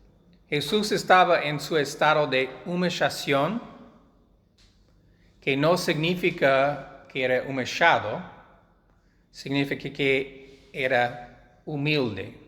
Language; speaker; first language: Spanish; non-native, fluent; English